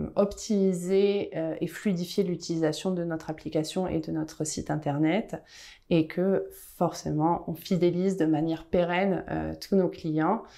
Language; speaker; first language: French; native; French